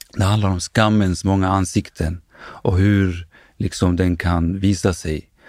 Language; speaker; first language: Swedish; early bilingual, other home language; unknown